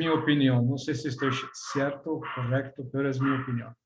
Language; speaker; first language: Spanish; non-native, learner; Portuguese